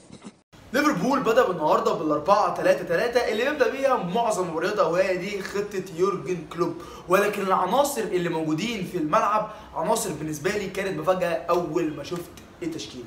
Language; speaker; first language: Arabic; native; Arabic